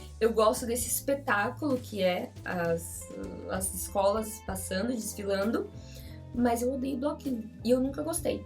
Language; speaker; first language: Portuguese; native; Portuguese